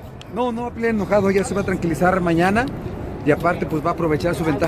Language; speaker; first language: Spanish; native; Spanish